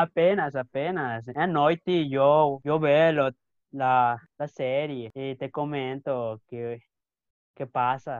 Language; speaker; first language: Portuguese; non-native, learner; Spanish